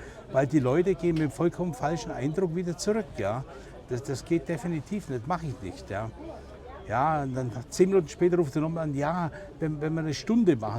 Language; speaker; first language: German; native; German